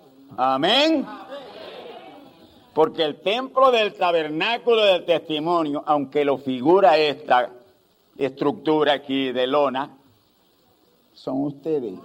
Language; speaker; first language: Spanish; native; Spanish